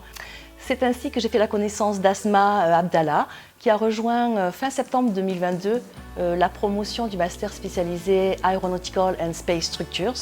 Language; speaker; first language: French; native; French